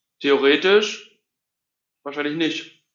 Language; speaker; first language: German; native; German